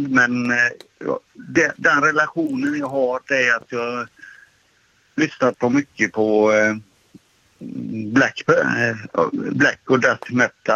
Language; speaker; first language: Swedish; native; Swedish